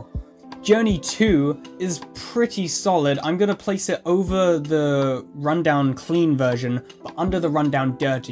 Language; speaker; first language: English; native; English